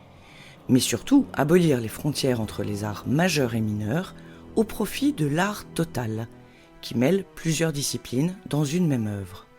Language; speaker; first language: French; native; French